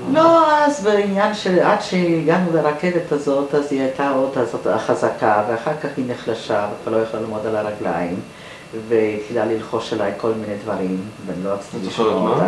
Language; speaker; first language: Hebrew; non-native, fluent; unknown